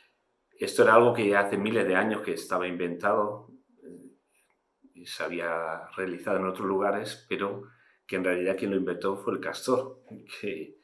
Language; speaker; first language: Spanish; native; Spanish